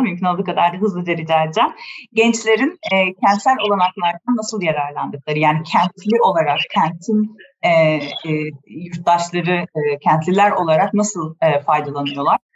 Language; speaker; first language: Turkish; native; Turkish